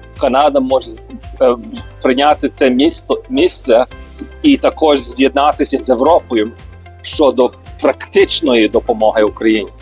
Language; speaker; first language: Ukrainian; early bilingual, heritage; Ukrainian